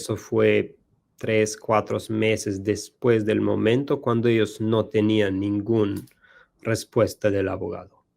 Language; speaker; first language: Spanish; non-native, learner; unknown